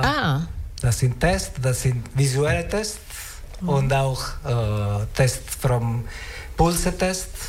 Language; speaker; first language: German; non-native, learner; Italian